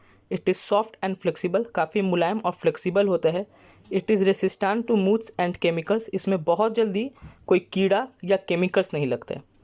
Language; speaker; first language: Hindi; native; Hindi